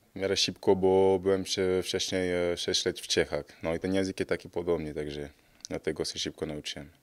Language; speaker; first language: Polish; non-native, fluent; French